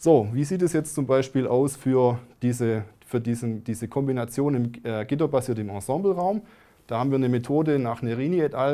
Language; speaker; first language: German; native; German